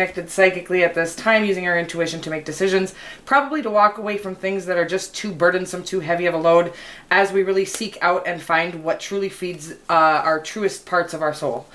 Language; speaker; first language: English; native; English